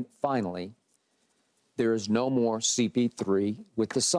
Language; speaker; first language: English; native; English